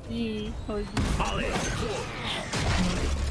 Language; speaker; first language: English; non-native, local second language; Filipino